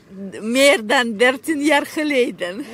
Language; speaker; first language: Dutch; non-native, learner; Russian